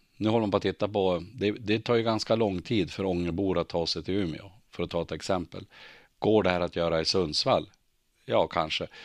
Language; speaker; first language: Swedish; native; Swedish